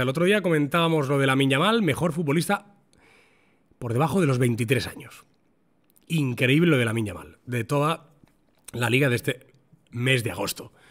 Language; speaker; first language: Spanish; native; Spanish